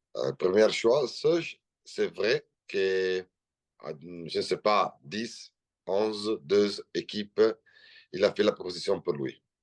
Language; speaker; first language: French; non-native, learner; Italian